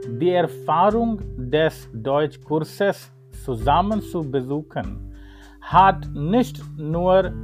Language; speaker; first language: German; non-native, learner; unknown